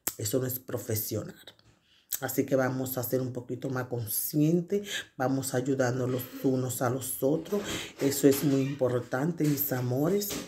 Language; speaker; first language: Spanish; native; Spanish